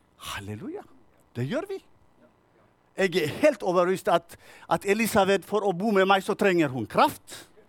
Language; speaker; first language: Norwegian; non-native, fluent; Tigrinya